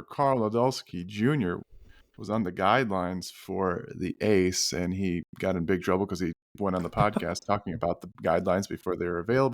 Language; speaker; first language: English; native; English